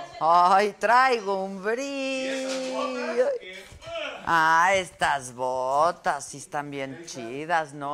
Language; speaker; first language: Spanish; native; Spanish